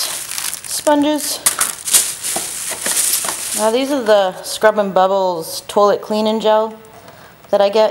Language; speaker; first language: English; native; English